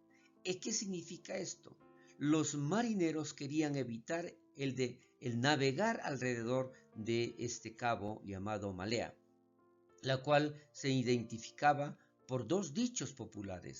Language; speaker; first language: Spanish; native; Spanish